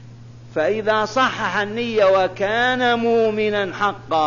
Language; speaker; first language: Arabic; native; Arabic